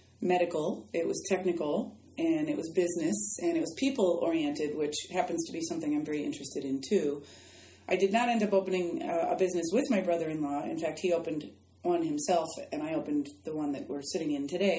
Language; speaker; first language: English; native; English